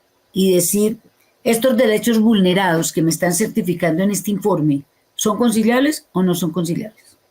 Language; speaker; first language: Spanish; native; Spanish